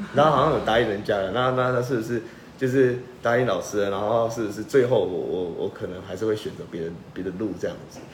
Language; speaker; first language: Chinese; native; Chinese